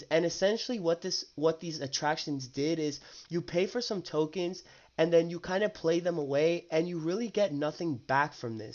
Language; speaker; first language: English; native; English